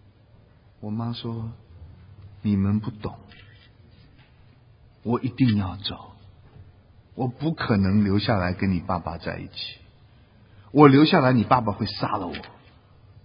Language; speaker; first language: Chinese; native; Chinese